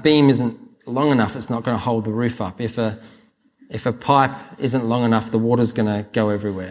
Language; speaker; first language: English; native; English